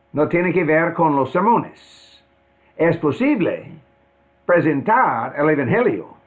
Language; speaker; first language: Spanish; non-native, fluent; English